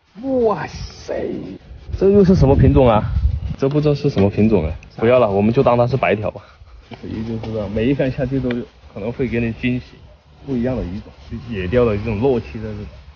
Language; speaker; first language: Chinese; native; Chinese